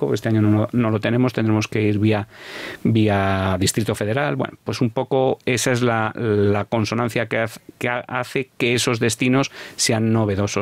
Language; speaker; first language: Spanish; native; Spanish